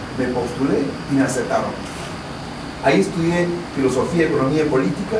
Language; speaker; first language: Spanish; non-native, local second language; Shipibo-Conibo